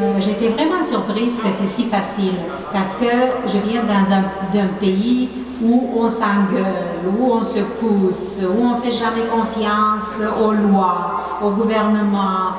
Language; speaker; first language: French; non-native, fluent; Romanian